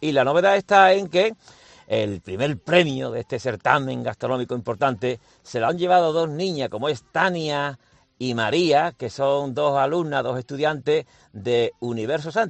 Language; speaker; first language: Spanish; native; Spanish